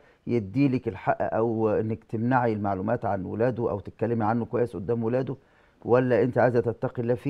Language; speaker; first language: Arabic; native; Arabic